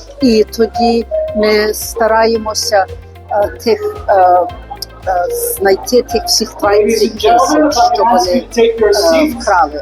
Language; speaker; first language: Ukrainian; early bilingual, heritage; Ukrainian